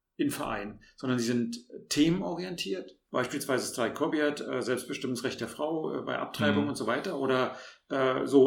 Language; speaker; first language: German; native; German